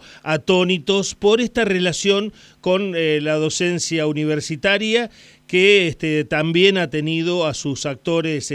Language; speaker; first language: Spanish; native; Spanish